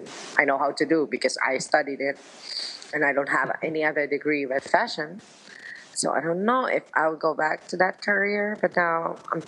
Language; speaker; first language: English; non-native, local second language; Filipino